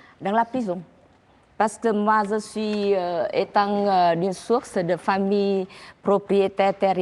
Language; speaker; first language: French; non-native, learner; Vietnamese